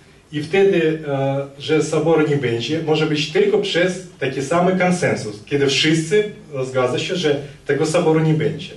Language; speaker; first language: Polish; non-native, fluent; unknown